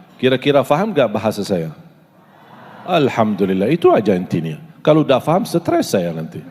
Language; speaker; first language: Malay; non-native, fluent; Arabic